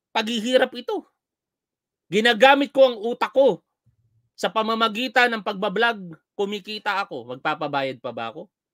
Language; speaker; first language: Filipino; native; Filipino